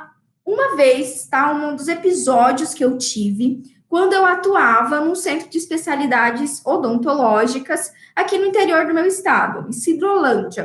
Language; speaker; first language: Portuguese; native; Portuguese